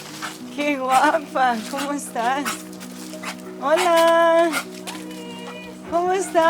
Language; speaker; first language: Spanish; non-native, learner; English